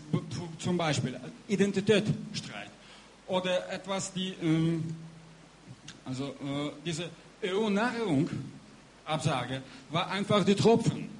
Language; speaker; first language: German; non-native, learner; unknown